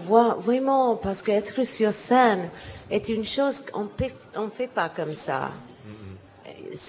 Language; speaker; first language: French; non-native, learner; English